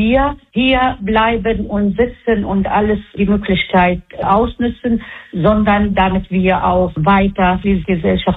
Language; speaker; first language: German; non-native, learner; Arabic